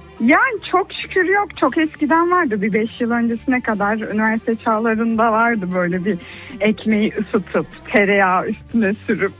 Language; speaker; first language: Turkish; native; Turkish